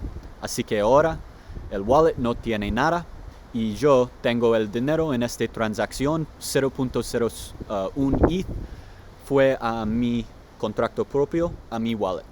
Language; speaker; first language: Spanish; non-native, learner; English